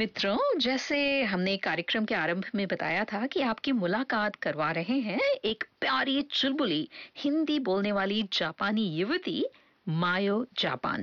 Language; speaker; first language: Hindi; native; Hindi